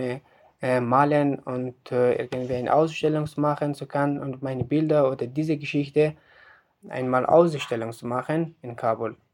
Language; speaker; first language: German; non-native, learner; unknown